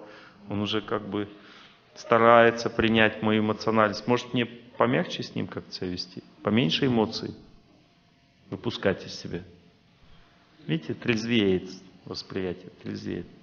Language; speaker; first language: Russian; native; Russian